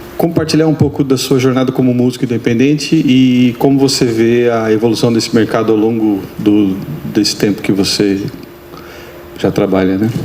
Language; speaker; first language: Portuguese; native; Portuguese